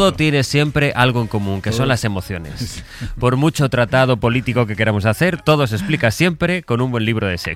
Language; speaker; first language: Spanish; native; Spanish